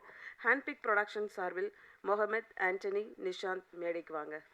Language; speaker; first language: Tamil; native; Tamil